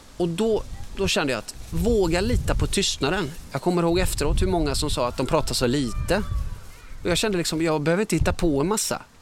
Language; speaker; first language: Swedish; early bilingual, other home language; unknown